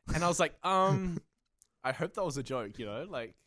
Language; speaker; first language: English; native; English